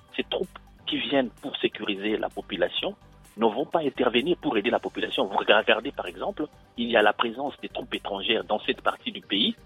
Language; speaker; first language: French; non-native, local second language; Lingala